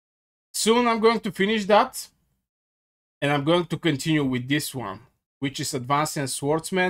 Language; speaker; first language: English; non-native, fluent; Bulgarian